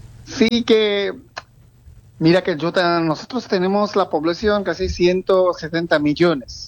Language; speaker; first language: Spanish; non-native, fluent; Bangla